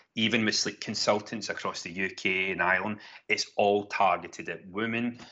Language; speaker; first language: English; native; English